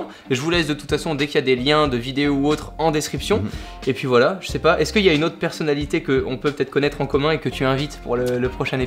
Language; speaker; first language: French; native; French